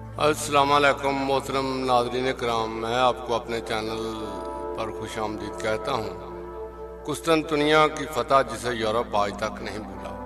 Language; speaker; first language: Urdu; non-native, local second language; Punjabi